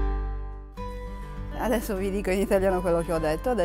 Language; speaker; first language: Italian; non-native, fluent; Romanian